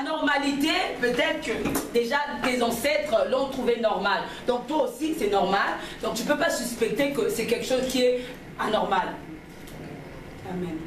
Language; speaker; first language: French; non-native, local second language; Lingala